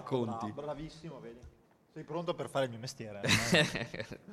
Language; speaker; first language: Italian; native; Italian